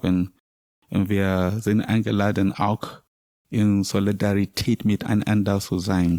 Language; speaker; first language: German; non-native, learner; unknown